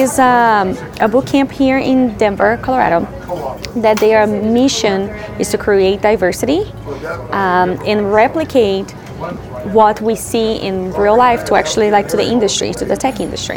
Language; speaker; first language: English; non-native, fluent; Portuguese